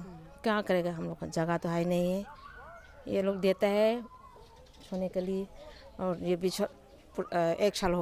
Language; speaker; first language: Hindi; non-native, local second language; Manipuri